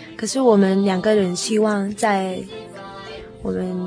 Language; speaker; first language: Chinese; non-native, fluent; Korean